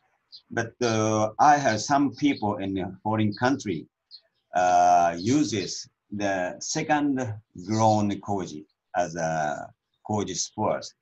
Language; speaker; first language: English; non-native, learner; Japanese